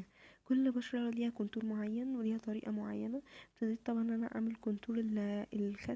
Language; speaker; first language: Arabic; native; Arabic